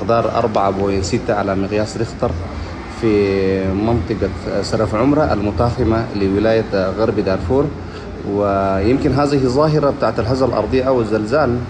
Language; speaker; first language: Arabic; native; Arabic